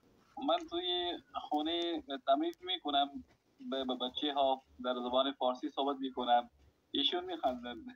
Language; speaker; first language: Persian; non-native, learner; Urdu